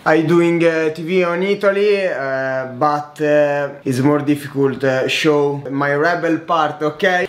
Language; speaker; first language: English; non-native, learner; Italian